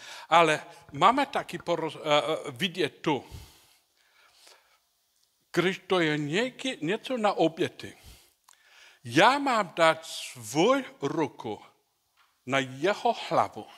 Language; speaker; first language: Czech; non-native, learner; English